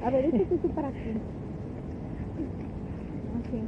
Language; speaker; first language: Spanish; native; Spanish